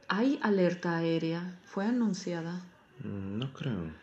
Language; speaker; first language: Spanish; non-native, fluent; Ukrainian